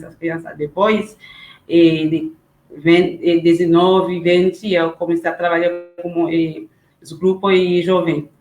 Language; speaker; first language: Portuguese; non-native, learner; Haitian Creole